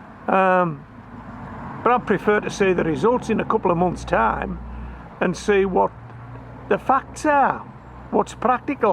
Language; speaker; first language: English; native; English